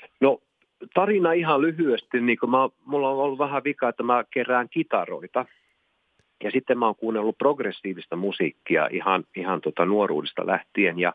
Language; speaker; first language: Finnish; non-native, local second language; Swedish